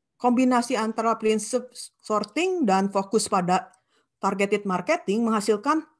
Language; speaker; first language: Indonesian; non-native, local second language; Sundanese